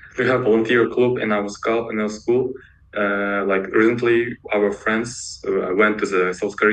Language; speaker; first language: English; non-native, learner; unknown